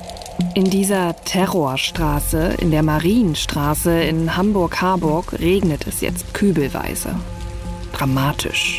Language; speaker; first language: German; native; German